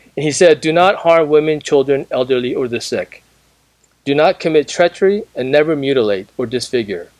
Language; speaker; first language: English; native; English